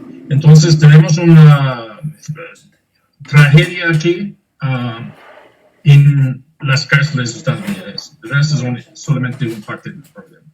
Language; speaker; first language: Spanish; non-native, fluent; English